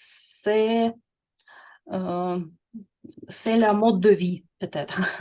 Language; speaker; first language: French; non-native, learner; Russian